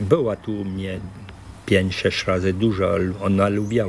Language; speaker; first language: Polish; early bilingual, heritage; French